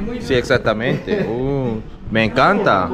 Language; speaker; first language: Spanish; non-native, fluent; Korean